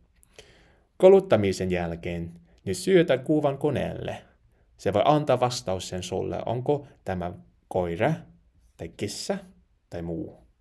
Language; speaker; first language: Finnish; non-native, learner; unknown